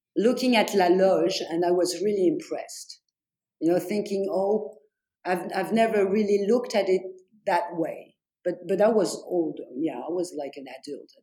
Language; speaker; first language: English; non-native, fluent; French